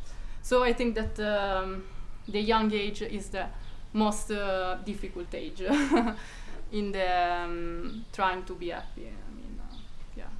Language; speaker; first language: English; non-native, fluent; Italian